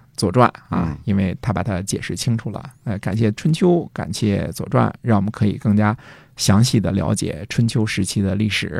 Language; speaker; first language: Chinese; native; Chinese